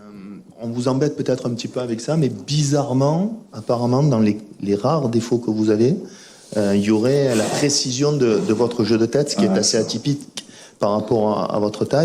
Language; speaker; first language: French; native; French